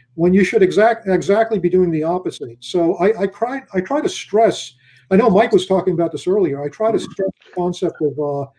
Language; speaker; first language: English; native; English